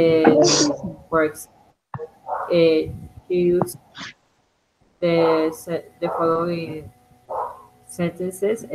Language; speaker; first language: English; non-native, learner; Spanish